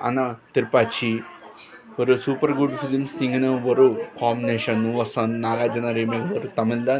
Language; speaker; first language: Tamil; non-native, learner; Telugu